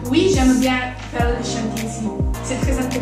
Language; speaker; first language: French; non-native, fluent; Italian